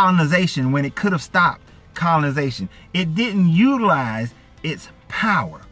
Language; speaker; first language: English; native; English